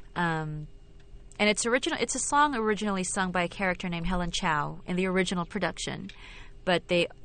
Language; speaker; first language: English; non-native, local second language; Filipino